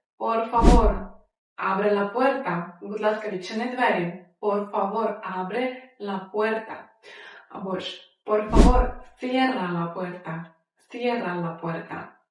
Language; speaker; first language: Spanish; non-native, fluent; Ukrainian